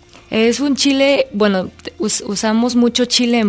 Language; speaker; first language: Spanish; non-native, fluent; Korean